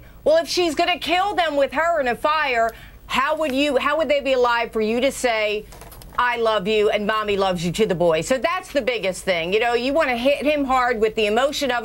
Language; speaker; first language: English; native; English